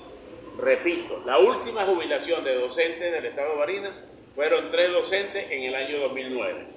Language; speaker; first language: Spanish; native; Spanish